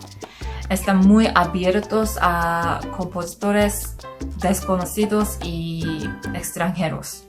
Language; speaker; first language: Spanish; non-native, learner; Korean